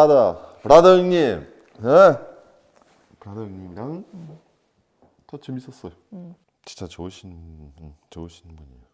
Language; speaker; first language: Korean; non-native, fluent; French